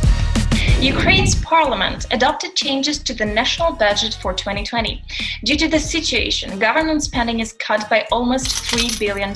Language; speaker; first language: English; non-native, fluent; Ukrainian